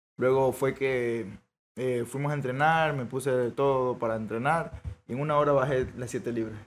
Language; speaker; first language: Spanish; native; Spanish